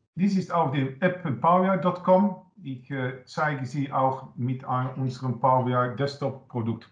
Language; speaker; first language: German; non-native, learner; Dutch